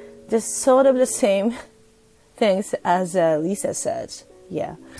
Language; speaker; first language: English; non-native, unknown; Japanese